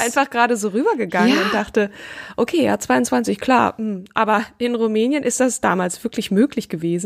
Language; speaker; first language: German; native; German